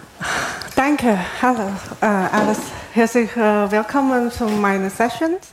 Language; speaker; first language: German; non-native, fluent; Chinese